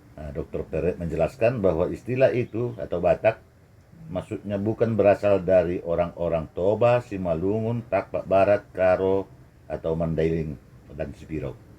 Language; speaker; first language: Indonesian; non-native, local second language; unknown